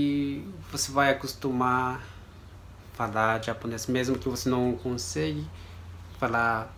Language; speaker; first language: Portuguese; non-native, learner; Japanese